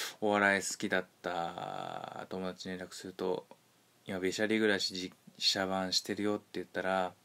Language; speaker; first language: Japanese; native; Japanese